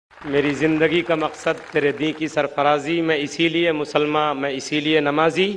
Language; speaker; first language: Hindi; native; Hindi